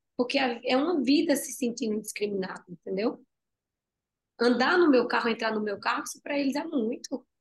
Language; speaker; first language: Portuguese; native; Portuguese